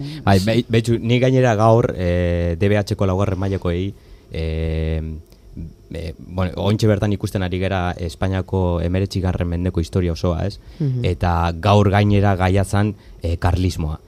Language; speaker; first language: Basque; native; Basque